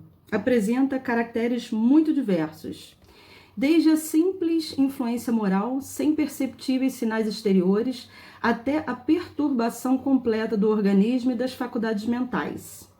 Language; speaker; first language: Portuguese; native; Portuguese